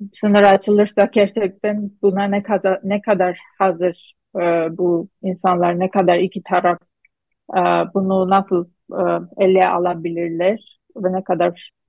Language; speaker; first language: Turkish; non-native, fluent; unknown